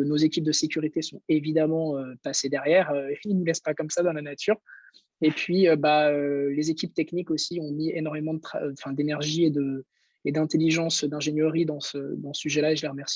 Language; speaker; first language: French; native; French